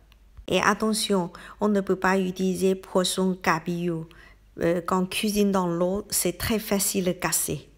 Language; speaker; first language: French; non-native, learner; Chinese